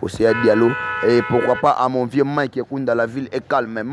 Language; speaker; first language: French; non-native, local second language; Lingala